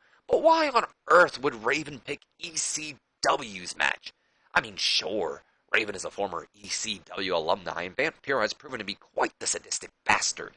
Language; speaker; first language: English; native; English